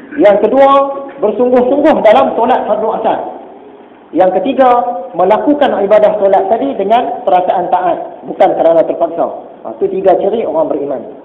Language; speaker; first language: Malay; native; Malay